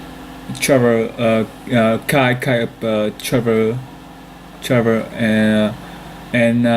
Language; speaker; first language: English; non-native, learner; Vietnamese